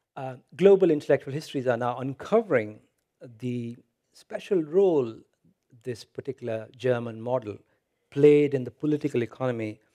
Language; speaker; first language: English; non-native, local second language; Hindi